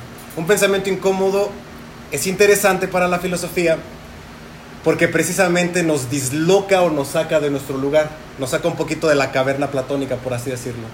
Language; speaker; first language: Spanish; native; Spanish